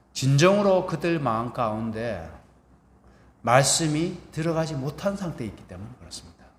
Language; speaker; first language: Korean; native; Korean